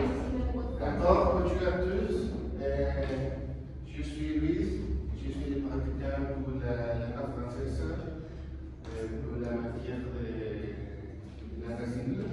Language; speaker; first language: French; non-native, learner; Spanish